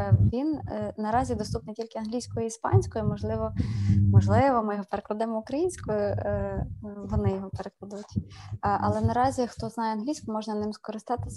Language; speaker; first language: Ukrainian; native; Ukrainian